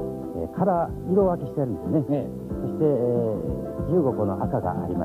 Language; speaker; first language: Japanese; native; Japanese